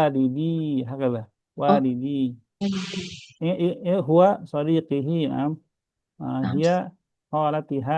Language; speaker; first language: Arabic; non-native, fluent; Indonesian